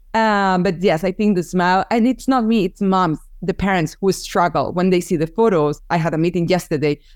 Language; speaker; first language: English; non-native, fluent; Spanish